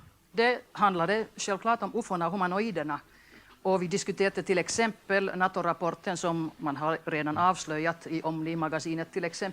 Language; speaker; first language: Swedish; non-native, local second language; Finnish